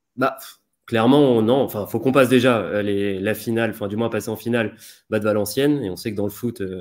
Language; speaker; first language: French; native; French